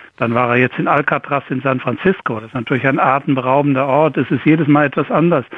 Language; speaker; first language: German; native; German